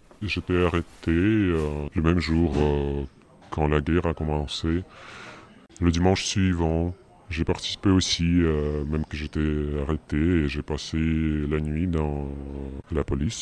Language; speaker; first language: French; non-native, fluent; Russian